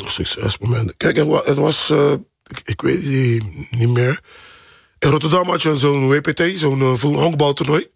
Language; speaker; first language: Dutch; non-native, local second language; Papiamento